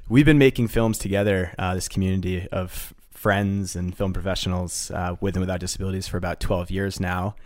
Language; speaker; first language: English; native; English